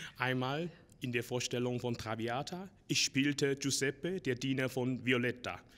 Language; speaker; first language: German; non-native, learner; Chinese